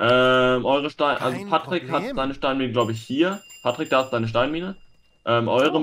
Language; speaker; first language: German; native; German